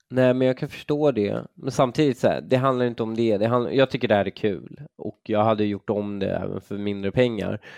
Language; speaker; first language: Swedish; early bilingual, other home language; Persian